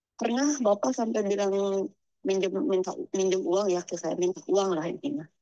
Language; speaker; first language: Indonesian; native; Indonesian